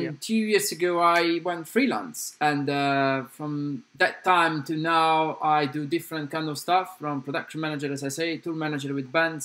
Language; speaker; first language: English; non-native, fluent; Italian